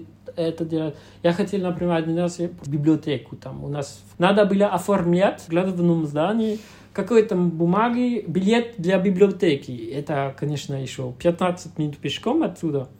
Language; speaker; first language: Russian; non-native, fluent; French